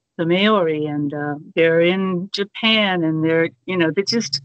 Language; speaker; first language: English; native; English